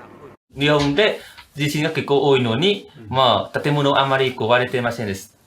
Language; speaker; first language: Japanese; non-native, learner; Vietnamese